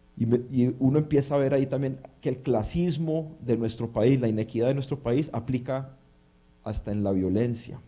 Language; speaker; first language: Spanish; early bilingual, heritage; Spanish